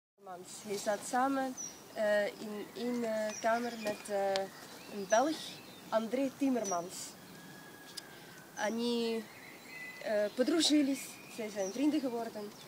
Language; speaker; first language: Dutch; non-native, learner; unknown